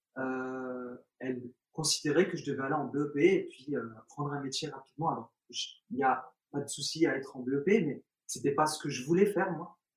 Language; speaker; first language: French; early bilingual, other home language; Arabic